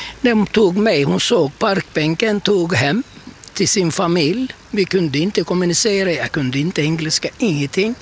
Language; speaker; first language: Swedish; non-native, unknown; Turkish